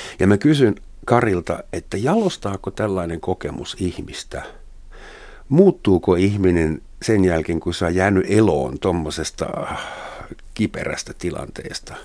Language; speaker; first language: Finnish; non-native, fluent; German